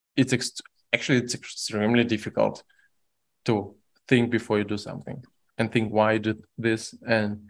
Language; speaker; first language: English; non-native, fluent; Russian